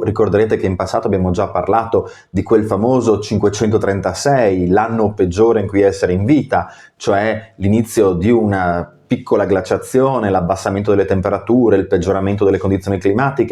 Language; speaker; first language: Italian; native; Italian